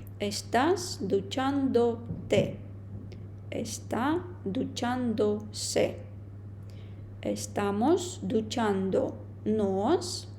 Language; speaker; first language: Spanish; non-native, fluent; Ukrainian